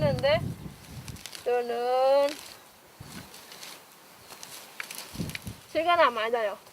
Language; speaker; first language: Korean; non-native, learner; Vietnamese